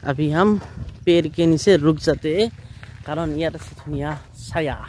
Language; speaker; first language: Hindi; non-native, local second language; Assamese